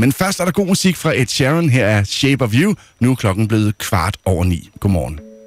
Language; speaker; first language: Danish; native; Danish